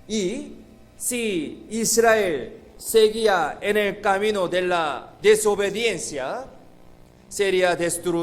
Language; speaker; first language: Spanish; non-native, fluent; Korean